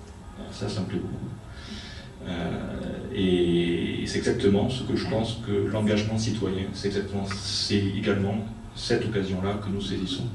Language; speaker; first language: French; native; French